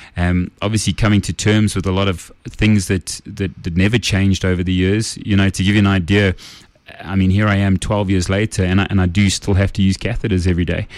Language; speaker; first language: English; native; English